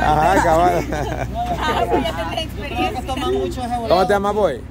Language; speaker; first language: Spanish; native; Spanish